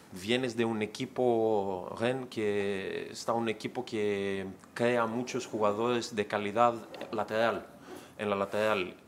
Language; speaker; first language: Spanish; non-native, learner; Greek